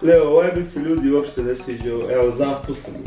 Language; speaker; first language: Bosnian; native; Bosnian